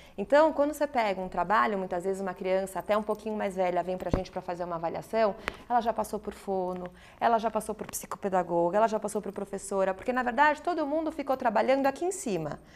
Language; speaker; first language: Portuguese; native; Portuguese